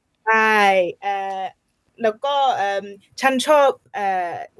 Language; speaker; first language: Thai; non-native, learner; English